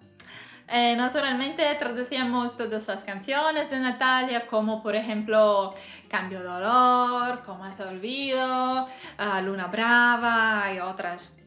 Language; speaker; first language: Spanish; non-native, fluent; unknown